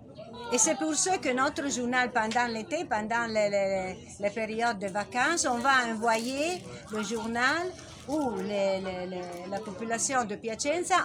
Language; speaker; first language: French; non-native, learner; Italian